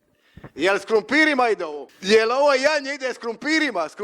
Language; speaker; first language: Bosnian; native; Bosnian